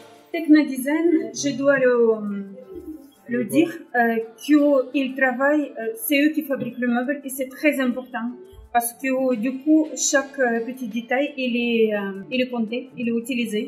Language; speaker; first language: French; non-native, fluent; Russian